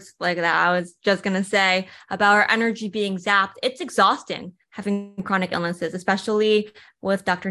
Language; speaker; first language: English; native; English